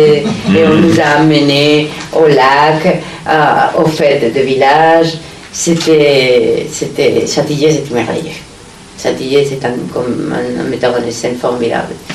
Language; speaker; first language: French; non-native, fluent; Spanish